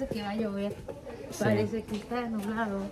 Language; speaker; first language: Spanish; native; Spanish